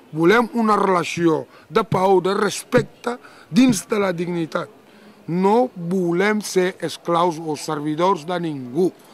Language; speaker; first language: Catalan; non-native, fluent; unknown